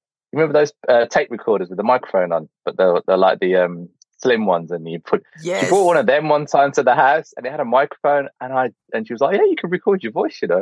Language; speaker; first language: English; native; English